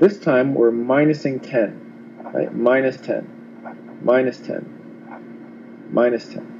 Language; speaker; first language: English; native; English